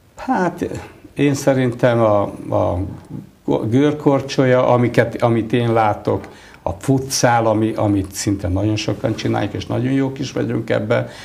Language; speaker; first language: Hungarian; native; Hungarian